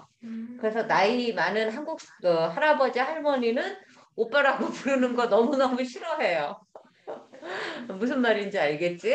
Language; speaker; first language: Korean; native; Korean